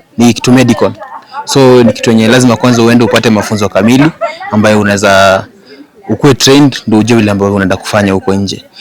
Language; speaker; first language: Swahili; non-native, local second language; Gusii